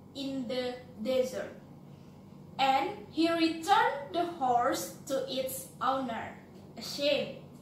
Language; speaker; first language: English; non-native, fluent; Indonesian